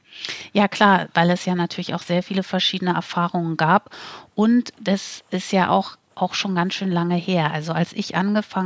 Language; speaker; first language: German; native; German